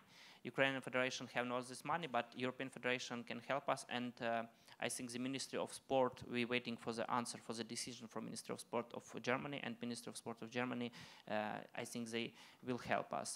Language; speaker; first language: English; non-native, learner; Ukrainian